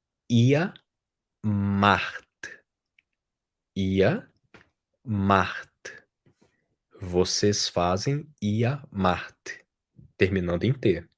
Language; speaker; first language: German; non-native, fluent; Portuguese